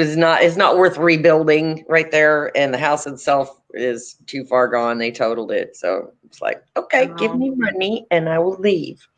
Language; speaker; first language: English; native; English